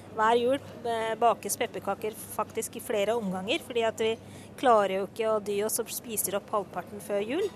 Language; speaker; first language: Norwegian; native; Norwegian